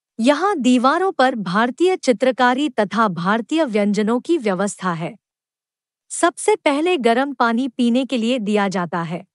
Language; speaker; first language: Hindi; non-native, local second language; Kannada